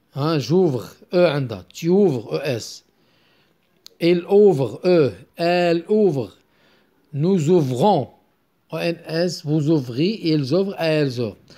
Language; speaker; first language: French; non-native, local second language; Arabic